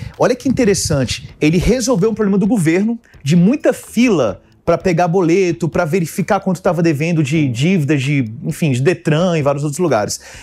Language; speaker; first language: Portuguese; early bilingual, other home language; English